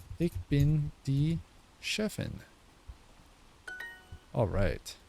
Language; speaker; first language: German; non-native, learner; English